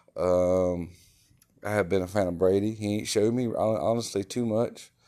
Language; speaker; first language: English; native; English